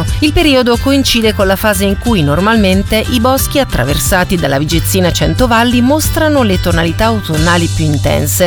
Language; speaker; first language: Italian; native; Italian